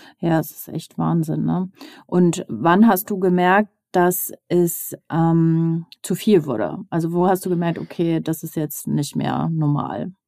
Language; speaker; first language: German; native; German